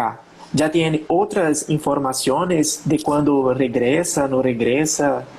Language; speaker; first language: Spanish; non-native, learner; Portuguese